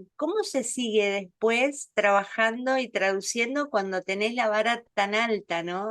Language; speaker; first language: Spanish; native; Spanish